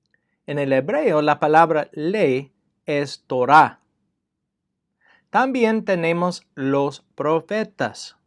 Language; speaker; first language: Spanish; non-native, fluent; English